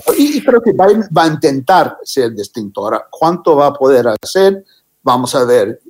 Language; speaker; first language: Spanish; non-native, fluent; English